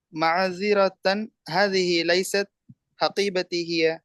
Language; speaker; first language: Arabic; non-native, learner; Tamil